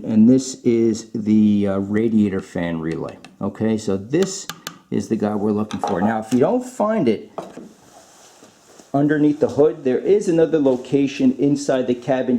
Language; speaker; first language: English; native; English